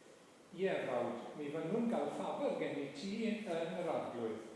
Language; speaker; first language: Welsh; native; Welsh